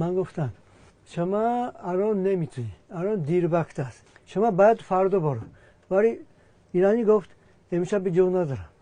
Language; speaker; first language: Persian; non-native, learner; Japanese